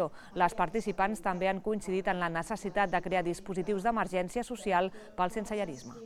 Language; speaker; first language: Catalan; native; Catalan